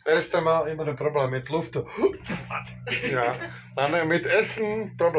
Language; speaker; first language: German; non-native, learner; Slovak